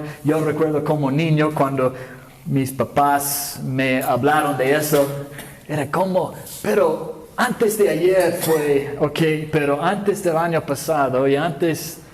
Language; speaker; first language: Spanish; non-native, fluent; English